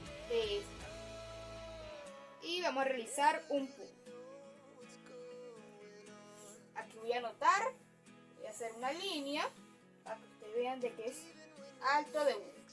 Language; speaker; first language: Spanish; native; Spanish